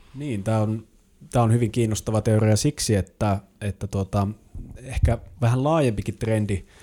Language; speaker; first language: Finnish; native; Finnish